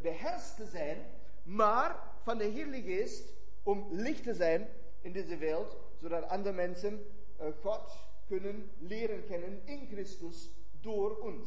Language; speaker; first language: Dutch; non-native, fluent; German